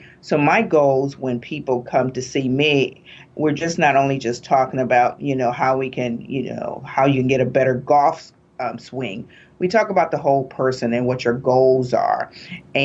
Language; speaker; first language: English; native; English